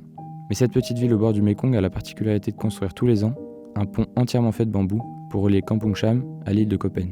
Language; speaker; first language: French; native; French